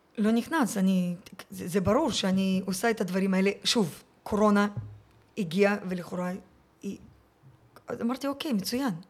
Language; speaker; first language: Hebrew; early bilingual, other home language; Russian